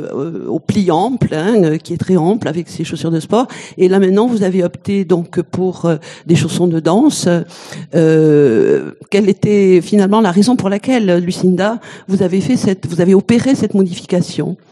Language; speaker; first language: French; native; French